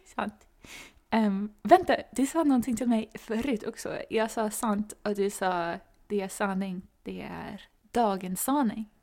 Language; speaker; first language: Swedish; non-native, learner; English